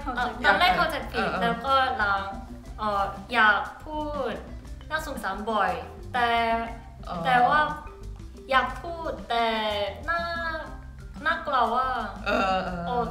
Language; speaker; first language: Thai; non-native, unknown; Korean